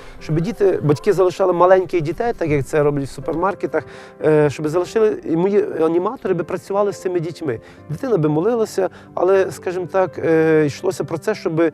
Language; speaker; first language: Ukrainian; native; Ukrainian